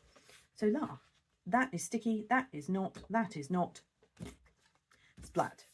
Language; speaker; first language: English; native; English